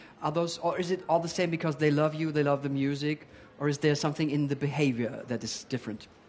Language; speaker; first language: English; non-native, fluent; German